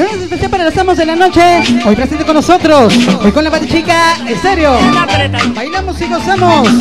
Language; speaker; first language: Spanish; native; Spanish